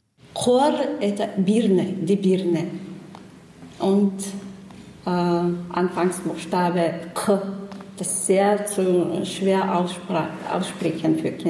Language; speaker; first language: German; non-native, learner; Chechen